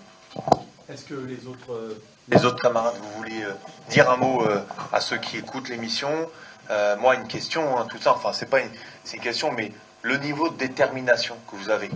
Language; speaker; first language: French; native; French